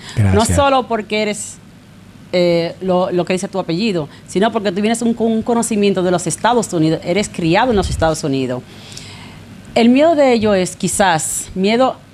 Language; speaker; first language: Spanish; native; Spanish